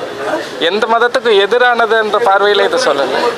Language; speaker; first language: Tamil; native; Tamil